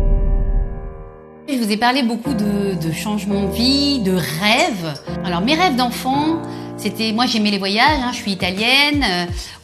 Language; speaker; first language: French; native; French